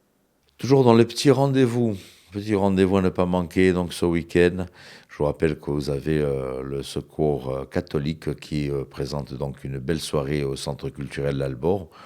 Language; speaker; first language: French; native; French